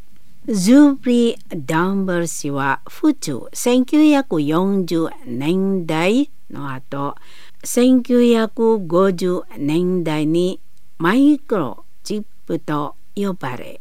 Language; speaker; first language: Japanese; non-native, learner; Indonesian